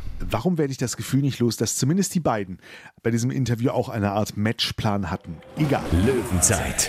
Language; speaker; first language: German; native; German